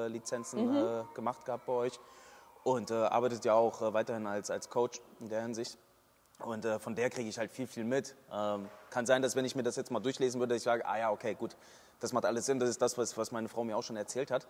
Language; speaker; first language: German; native; German